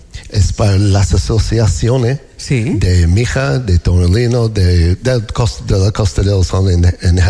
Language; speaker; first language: Spanish; non-native, learner; English